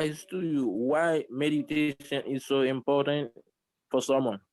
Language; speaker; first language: English; non-native, learner; Haitian Creole